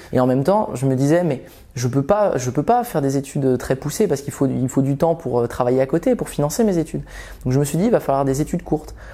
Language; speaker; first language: French; early bilingual, other home language; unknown